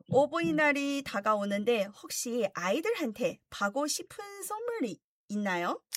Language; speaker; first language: Korean; non-native, fluent; Chinese